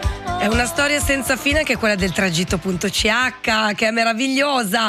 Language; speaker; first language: Italian; native; Italian